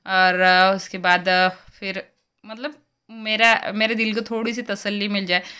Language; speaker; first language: Hindi; native; Hindi